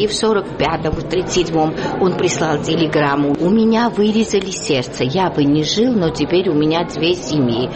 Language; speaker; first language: Russian; non-native, local second language; Georgian